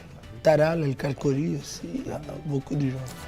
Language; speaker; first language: French; non-native, fluent; Portuguese